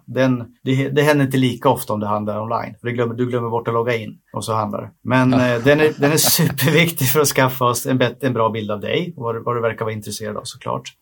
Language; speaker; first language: Swedish; native; Swedish